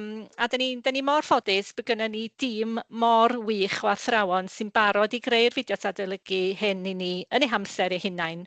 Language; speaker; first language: Welsh; native; Welsh